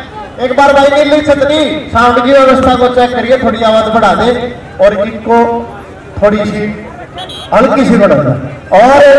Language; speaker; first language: Hindi; native; Hindi